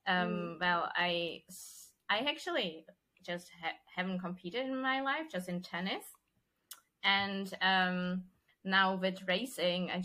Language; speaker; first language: English; non-native, fluent; Czech